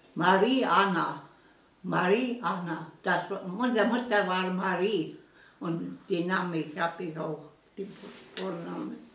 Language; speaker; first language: German; non-native, local second language; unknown